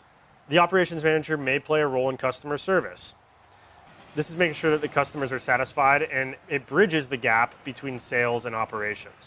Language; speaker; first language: English; native; English